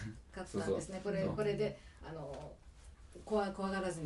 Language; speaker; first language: Japanese; native; Japanese